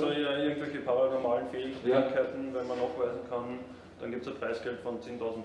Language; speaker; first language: German; native; German